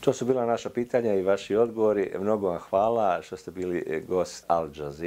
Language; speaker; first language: Serbian; native; Serbian